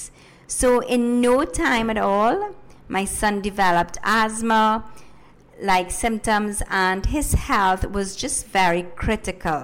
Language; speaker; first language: English; early bilingual, other home language; Spanish